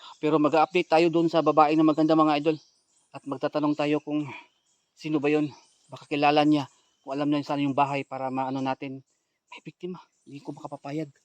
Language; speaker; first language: Filipino; non-native, local second language; Cebuano